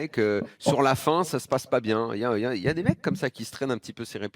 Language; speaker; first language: French; native; French